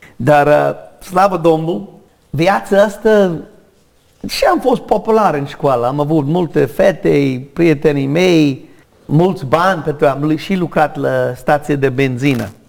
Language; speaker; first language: Romanian; non-native, learner; English